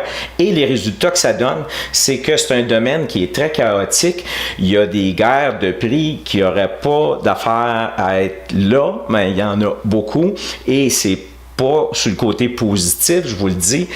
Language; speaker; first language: French; native; French